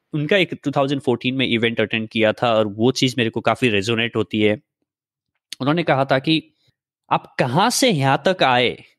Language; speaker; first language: Hindi; native; Hindi